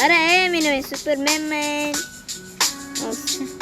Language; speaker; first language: Turkish; non-native, learner; Uzbek